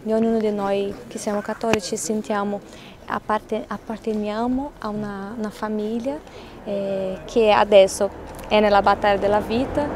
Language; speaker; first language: Italian; non-native, fluent; Portuguese